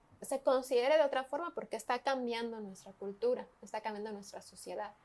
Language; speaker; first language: Spanish; native; Spanish